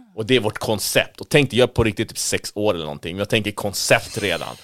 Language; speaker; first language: Swedish; early bilingual, other home language; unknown